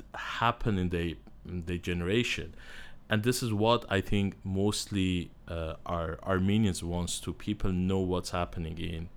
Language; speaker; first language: English; non-native, learner; Armenian